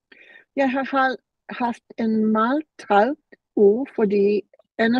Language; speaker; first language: Danish; non-native, learner; English